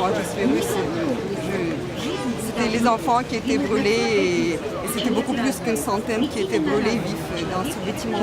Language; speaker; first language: French; non-native, fluent; Russian